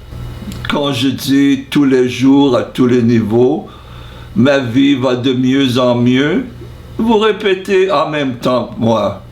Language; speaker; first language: French; non-native, fluent; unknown